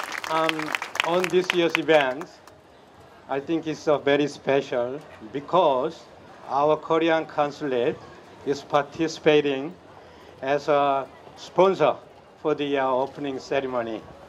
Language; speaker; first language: English; non-native, fluent; Korean